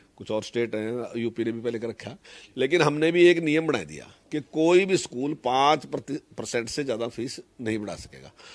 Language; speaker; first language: Hindi; native; Hindi